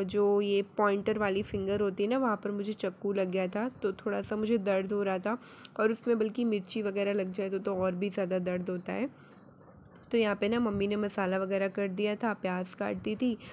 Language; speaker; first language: Hindi; native; Hindi